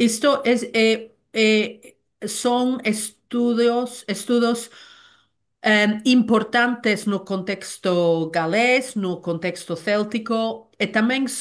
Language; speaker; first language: Portuguese; non-native, learner; Welsh